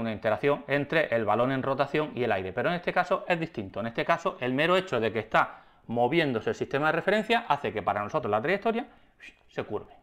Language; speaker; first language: Spanish; native; Spanish